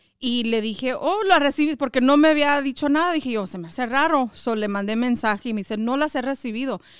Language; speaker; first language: Spanish; early bilingual, heritage; Spanish